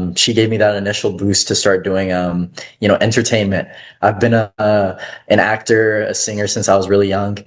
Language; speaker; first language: English; early bilingual, other home language; Kazakh